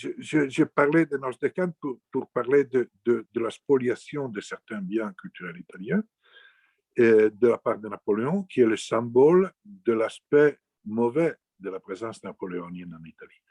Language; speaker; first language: French; non-native, fluent; Italian